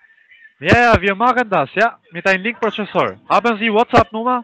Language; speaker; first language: German; early bilingual, other home language; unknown